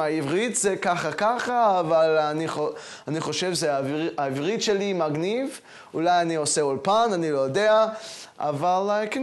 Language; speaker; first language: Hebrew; non-native, learner; English